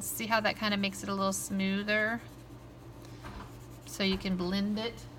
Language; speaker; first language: English; native; English